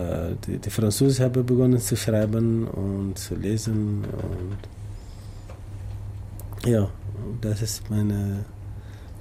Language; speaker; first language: German; non-native, learner; Tamasheq